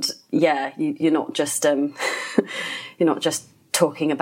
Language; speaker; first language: English; native; English